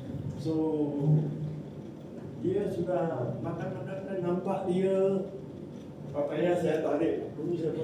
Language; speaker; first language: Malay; non-native, local second language; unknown